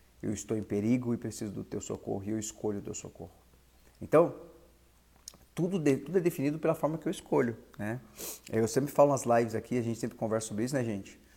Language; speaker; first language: Portuguese; native; Portuguese